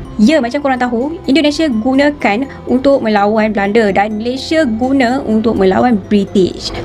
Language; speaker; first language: Malay; native; Malay